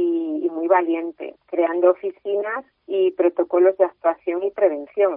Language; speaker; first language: Spanish; native; Spanish